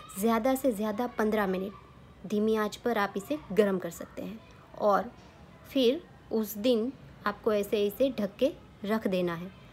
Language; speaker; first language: Hindi; non-native, local second language; Gujarati